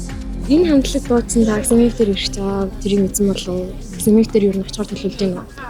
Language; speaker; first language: Mongolian; native; Mongolian